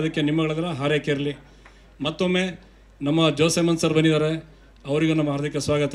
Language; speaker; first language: Kannada; native; Kannada